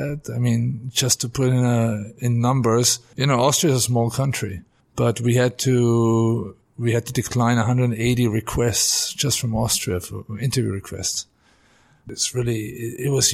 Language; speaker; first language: English; non-native, fluent; German